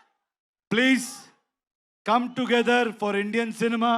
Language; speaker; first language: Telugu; non-native, learner; Kannada